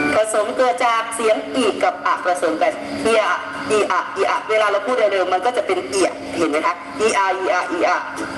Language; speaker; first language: Thai; native; Thai